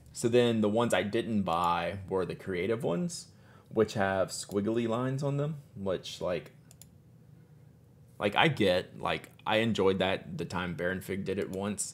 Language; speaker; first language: English; native; English